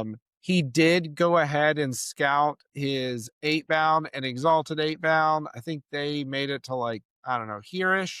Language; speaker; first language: English; native; English